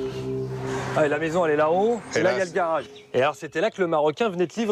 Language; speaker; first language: French; native; French